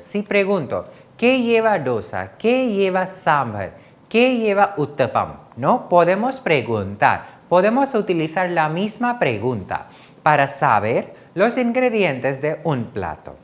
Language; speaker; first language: Spanish; non-native, fluent; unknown